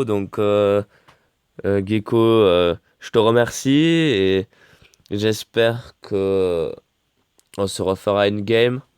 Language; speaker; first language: French; native; French